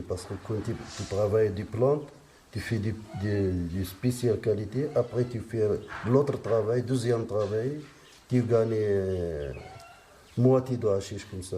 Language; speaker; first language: French; non-native, learner; Arabic